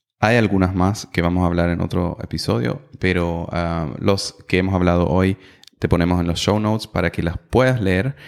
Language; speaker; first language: Spanish; non-native, fluent; German